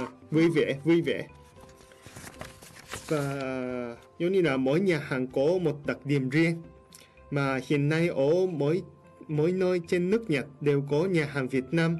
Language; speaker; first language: Vietnamese; non-native, fluent; Japanese